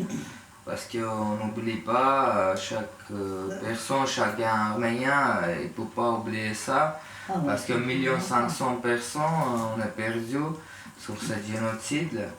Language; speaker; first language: French; non-native, learner; Armenian